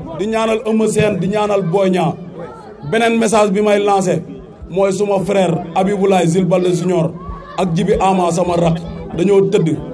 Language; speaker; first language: Wolof; non-native, local second language; Jola-Fonyi